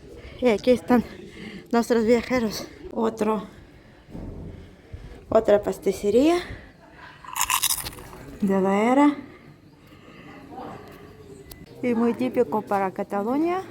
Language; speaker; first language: Spanish; non-native, fluent; Russian